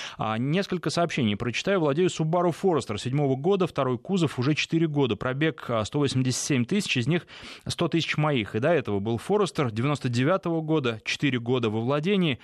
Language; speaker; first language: Russian; native; Russian